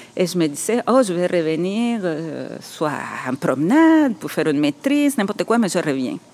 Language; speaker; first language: French; non-native, fluent; Spanish